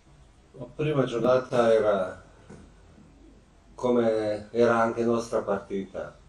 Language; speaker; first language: Italian; non-native, fluent; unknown